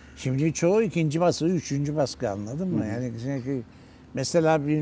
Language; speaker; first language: Turkish; native; Turkish